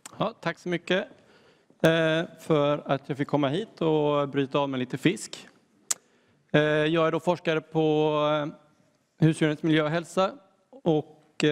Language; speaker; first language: Swedish; native; Swedish